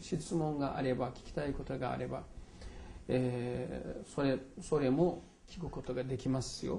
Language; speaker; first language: Japanese; non-native, fluent; Turkish